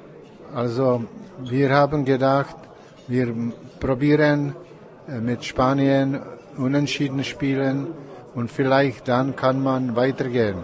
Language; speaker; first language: German; non-native, learner; Czech